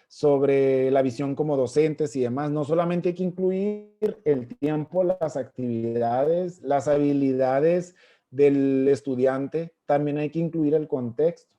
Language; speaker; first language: Spanish; native; Spanish